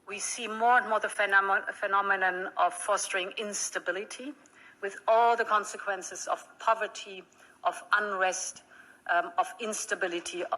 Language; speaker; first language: English; non-native, fluent; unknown